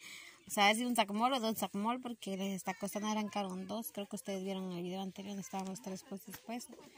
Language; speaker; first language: Spanish; native; Spanish